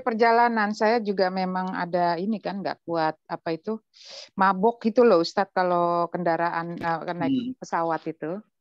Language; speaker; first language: Indonesian; native; Indonesian